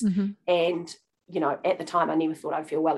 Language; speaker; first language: English; native; English